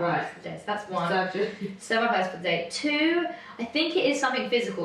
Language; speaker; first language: English; native; English